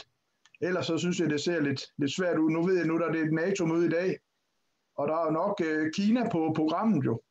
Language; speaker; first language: Danish; native; Danish